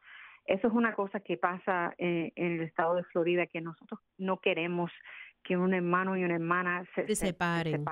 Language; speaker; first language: Spanish; early bilingual, other home language; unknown